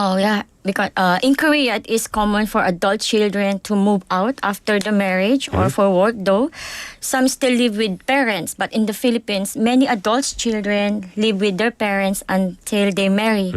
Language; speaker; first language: English; non-native, local second language; Filipino